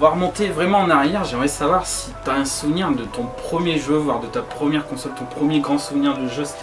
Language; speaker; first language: French; native; French